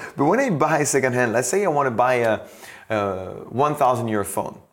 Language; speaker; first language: English; non-native, fluent; French